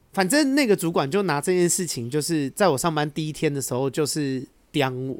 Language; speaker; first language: Chinese; native; Chinese